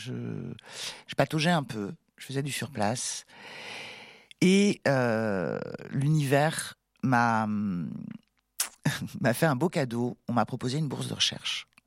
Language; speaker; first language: French; native; French